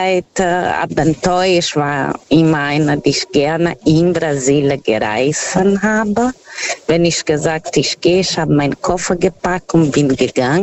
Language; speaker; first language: German; non-native, fluent; Portuguese